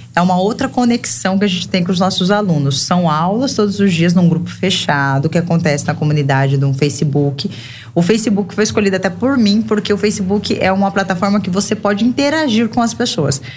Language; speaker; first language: Portuguese; native; Portuguese